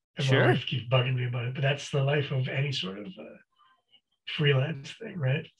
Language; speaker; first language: English; native; English